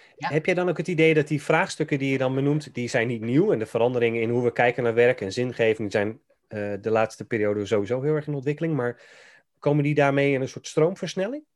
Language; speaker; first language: Dutch; native; Dutch